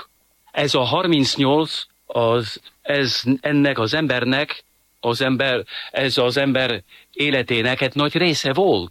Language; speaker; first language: Hungarian; non-native, fluent; French